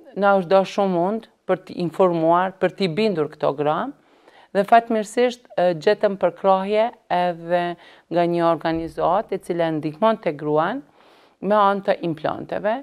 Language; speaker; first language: Albanian; native; Albanian